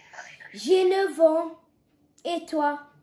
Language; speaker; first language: French; early bilingual, heritage; French